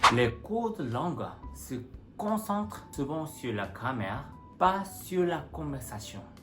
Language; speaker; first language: French; non-native, fluent; Korean